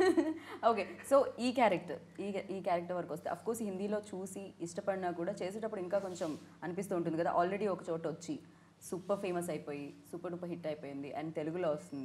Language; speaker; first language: Telugu; native; Telugu